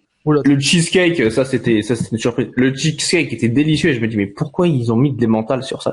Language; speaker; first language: French; native; French